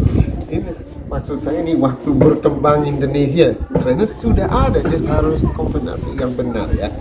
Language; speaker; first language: Indonesian; non-native, fluent; English